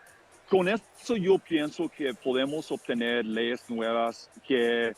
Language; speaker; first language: Spanish; non-native, fluent; English